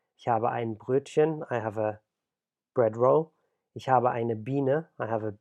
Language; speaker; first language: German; non-native, fluent; English